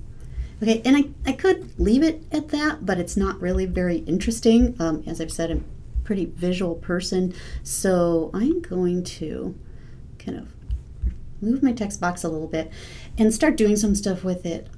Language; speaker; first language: English; native; English